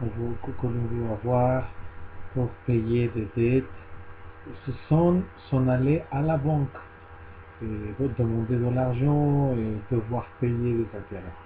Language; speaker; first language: French; non-native, learner; Spanish